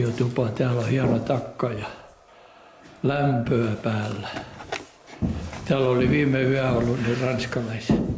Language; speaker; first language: Finnish; native; Finnish